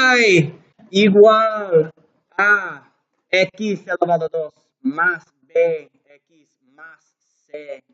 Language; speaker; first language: Spanish; non-native, learner; English